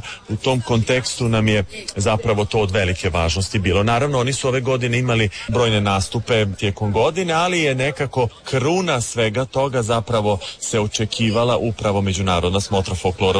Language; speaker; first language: Serbian; native; Serbian